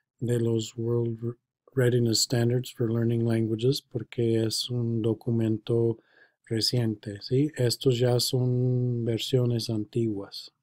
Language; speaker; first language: Spanish; non-native, fluent; English